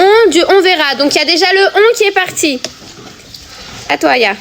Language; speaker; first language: French; native; French